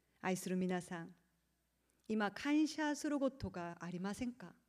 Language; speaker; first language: Japanese; non-native, learner; Korean